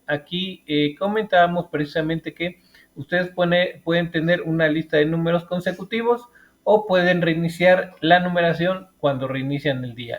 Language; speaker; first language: Spanish; native; Spanish